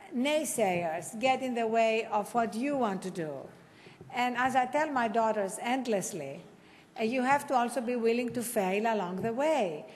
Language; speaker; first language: English; non-native, fluent; Greek